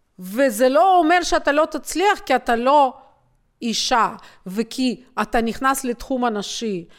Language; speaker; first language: Hebrew; non-native, fluent; Russian